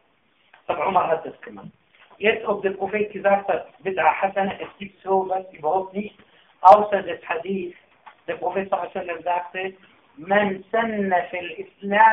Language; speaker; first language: German; non-native, fluent; Arabic